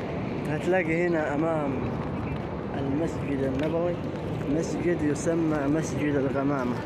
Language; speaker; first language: Arabic; native; Arabic